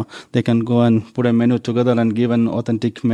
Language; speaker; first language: English; non-native, local second language; Malayalam